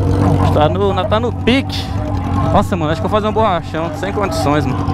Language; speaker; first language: Portuguese; native; Portuguese